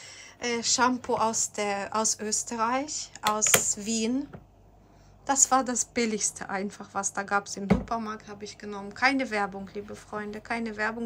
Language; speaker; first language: German; non-native, fluent; Ukrainian